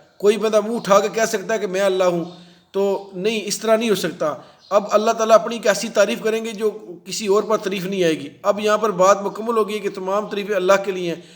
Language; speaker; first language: Urdu; non-native, local second language; Punjabi